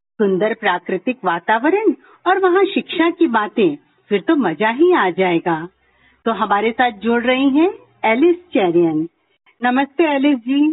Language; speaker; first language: Hindi; native; Hindi